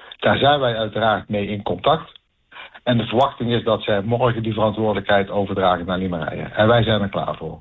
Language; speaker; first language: Dutch; native; Dutch